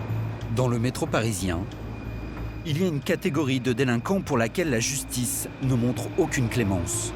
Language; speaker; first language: French; native; French